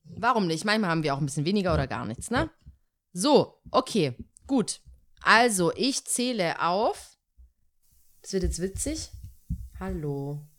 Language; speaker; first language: German; native; German